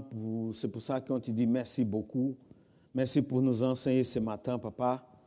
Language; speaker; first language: French; non-native, fluent; Portuguese